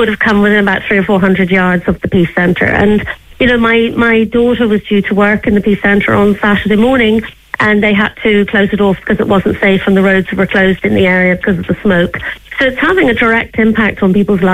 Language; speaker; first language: English; native; English